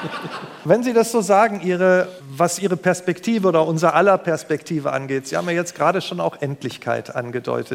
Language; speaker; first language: German; native; German